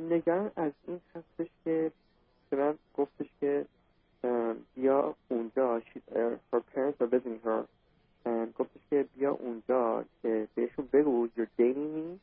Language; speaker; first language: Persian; early bilingual, heritage; Persian